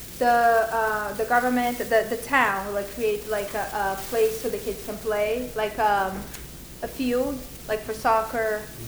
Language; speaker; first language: English; non-native, fluent; Portuguese